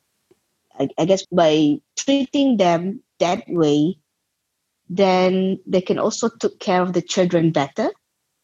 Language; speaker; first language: English; non-native, local second language; Malay